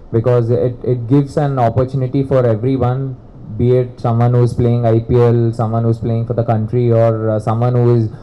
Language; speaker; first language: English; non-native, local second language; Telugu